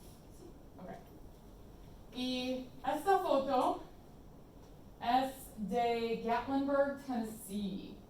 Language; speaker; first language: Spanish; non-native, fluent; English